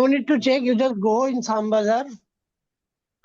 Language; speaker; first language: English; non-native, fluent; Bangla